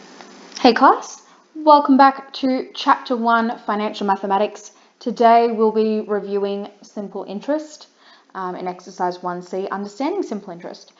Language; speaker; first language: English; native; English